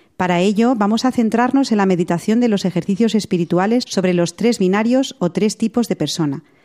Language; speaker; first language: Spanish; native; Spanish